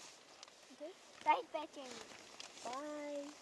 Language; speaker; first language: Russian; non-native, local second language; Kyrgyz